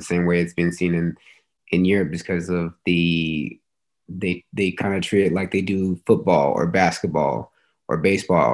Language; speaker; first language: English; native; English